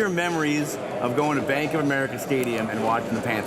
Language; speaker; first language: English; native; English